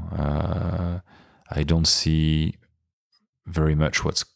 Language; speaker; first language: English; non-native, fluent; French